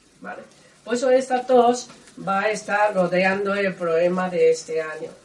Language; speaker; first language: Spanish; non-native, learner; Chinese